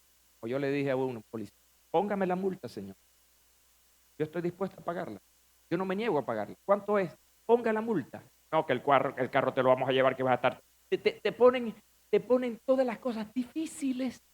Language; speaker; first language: Spanish; native; Spanish